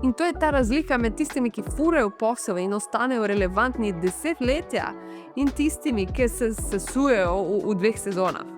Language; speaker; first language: Slovenian; early bilingual, heritage; Portuguese